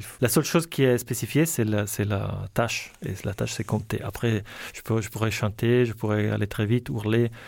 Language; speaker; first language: French; non-native, fluent; Italian